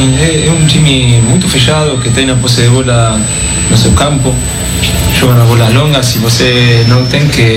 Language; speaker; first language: Portuguese; non-native, fluent; Spanish